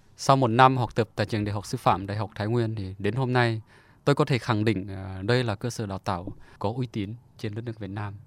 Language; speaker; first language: Vietnamese; non-native, fluent; Lao